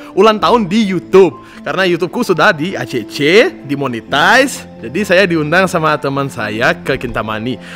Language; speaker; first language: Indonesian; non-native, fluent; Russian